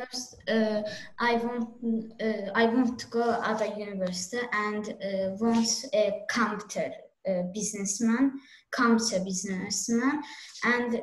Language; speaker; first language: English; non-native, learner; Azerbaijani